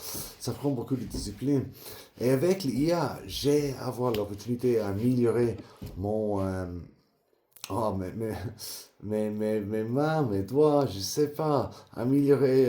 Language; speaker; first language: French; non-native, learner; English